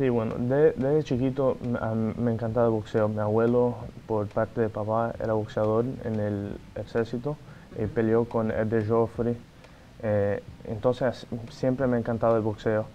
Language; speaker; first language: Spanish; non-native, fluent; Portuguese